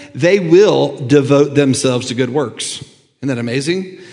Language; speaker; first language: English; native; English